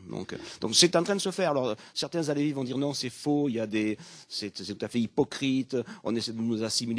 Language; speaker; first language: French; native; French